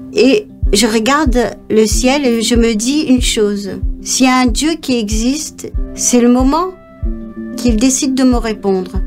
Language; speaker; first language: French; non-native, local second language; Morisyen